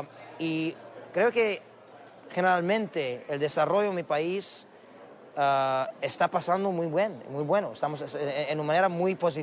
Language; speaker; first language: Spanish; non-native, learner; Arabic